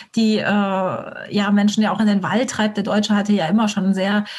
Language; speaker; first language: German; native; German